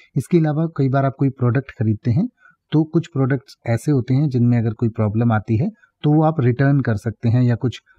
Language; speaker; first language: Hindi; native; Hindi